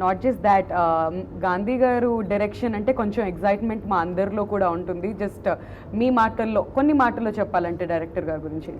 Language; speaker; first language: Telugu; native; Telugu